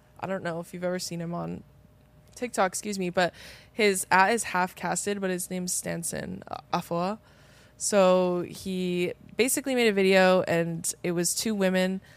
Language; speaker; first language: English; native; English